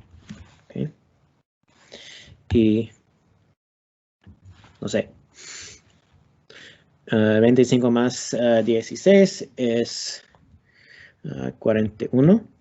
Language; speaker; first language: Spanish; non-native, learner; English